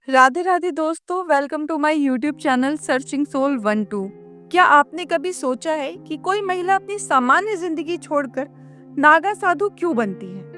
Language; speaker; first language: Hindi; native; Hindi